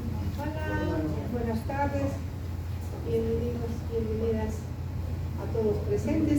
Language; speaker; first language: Spanish; non-native, fluent; German